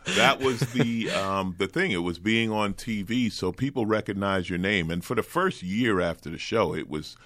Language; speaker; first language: English; native; English